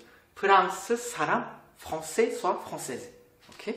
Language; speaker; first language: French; non-native, fluent; Korean